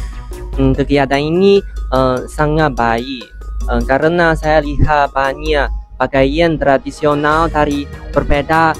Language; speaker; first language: Indonesian; non-native, learner; Chinese